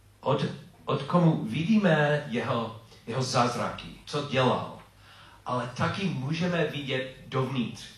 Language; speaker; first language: Czech; non-native, fluent; English